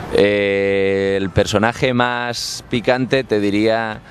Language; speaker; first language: Spanish; native; Spanish